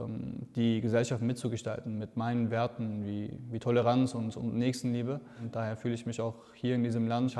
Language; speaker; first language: German; early bilingual, other home language; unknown